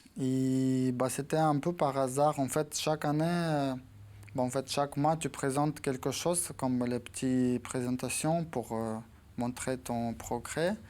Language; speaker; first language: French; non-native, fluent; Ukrainian